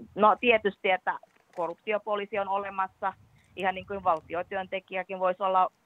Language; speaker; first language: Finnish; non-native, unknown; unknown